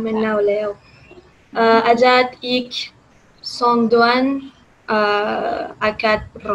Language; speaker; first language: Thai; non-native, learner; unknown